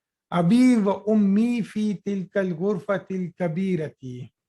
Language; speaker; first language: Arabic; non-native, fluent; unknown